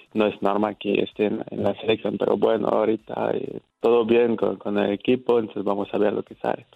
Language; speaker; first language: Spanish; non-native, fluent; French